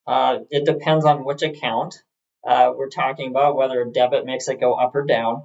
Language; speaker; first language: English; native; English